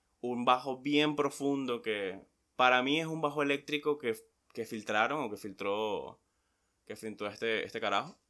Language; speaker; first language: Spanish; native; Spanish